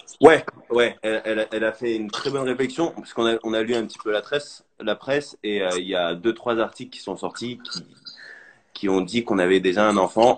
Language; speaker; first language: French; native; French